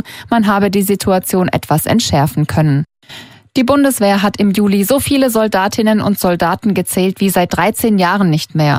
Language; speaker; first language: German; native; German